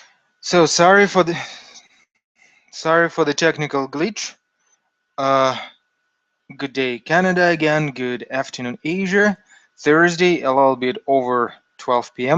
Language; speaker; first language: English; non-native, fluent; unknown